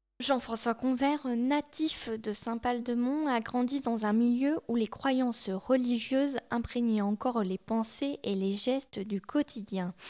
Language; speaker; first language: French; native; French